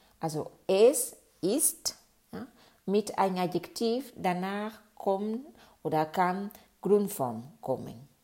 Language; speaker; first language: German; non-native, fluent; Spanish